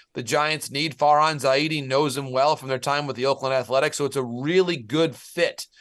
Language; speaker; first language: English; native; English